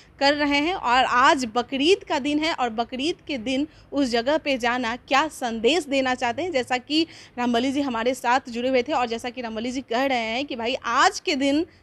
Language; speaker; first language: Hindi; native; Hindi